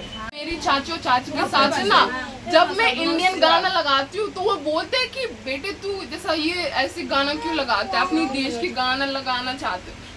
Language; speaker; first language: Hindi; early bilingual, other home language; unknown